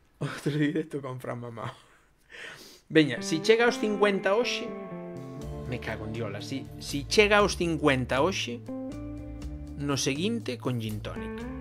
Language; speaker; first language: Galician; non-native, local second language; Spanish